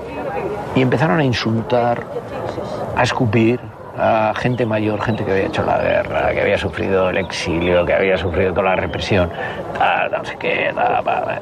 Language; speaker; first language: Spanish; native; Spanish